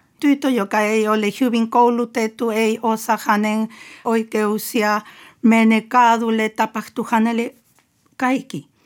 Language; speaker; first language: Finnish; non-native, fluent; Spanish